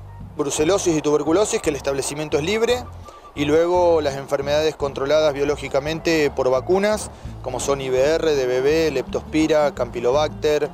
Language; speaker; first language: Spanish; native; Spanish